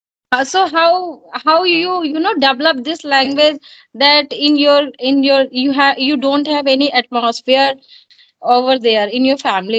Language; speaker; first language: English; non-native, learner; Hindi